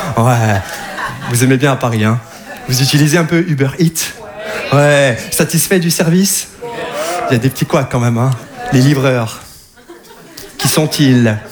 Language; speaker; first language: French; native; French